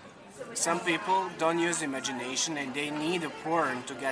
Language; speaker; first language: English; non-native, learner; Serbian